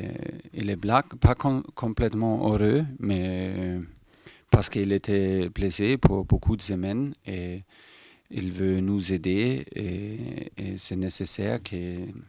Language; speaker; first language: French; non-native, fluent; German